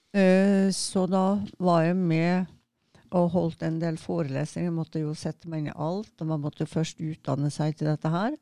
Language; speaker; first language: Norwegian; native; Norwegian